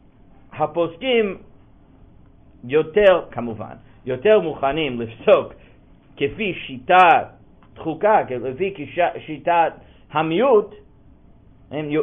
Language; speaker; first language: Hebrew; non-native, fluent; English